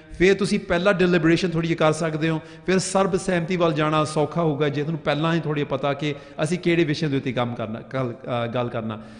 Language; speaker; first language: Punjabi; early bilingual, heritage; Punjabi